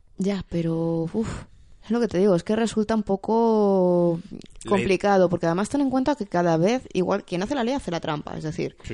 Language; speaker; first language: Spanish; native; Spanish